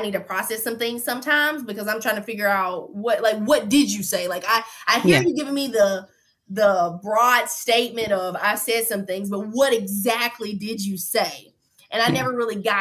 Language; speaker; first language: English; native; English